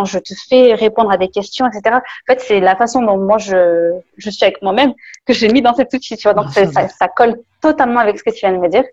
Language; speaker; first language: French; native; French